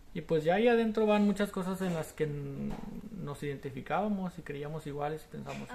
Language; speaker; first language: Spanish; early bilingual, heritage; Spanish